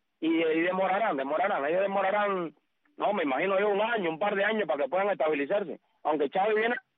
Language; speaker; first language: Spanish; native; Spanish